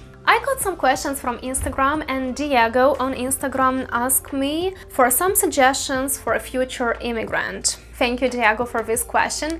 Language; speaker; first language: English; non-native, fluent; Russian